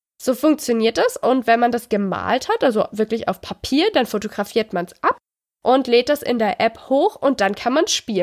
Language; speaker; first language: German; native; German